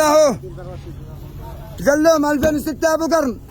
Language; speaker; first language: Arabic; native; Arabic